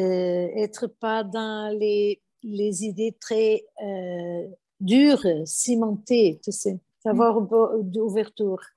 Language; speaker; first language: French; non-native, fluent; Portuguese